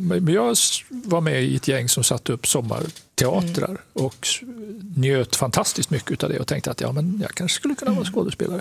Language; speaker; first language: Swedish; native; Swedish